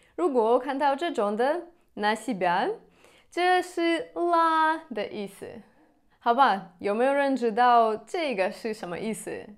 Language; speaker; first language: Chinese; non-native, fluent; Russian